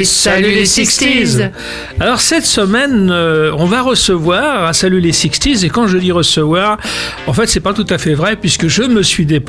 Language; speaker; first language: French; native; French